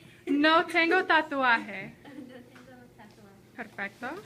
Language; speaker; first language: Spanish; non-native, fluent; English